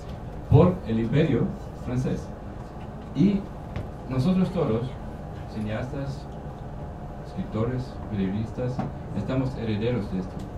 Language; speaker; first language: Spanish; non-native, learner; German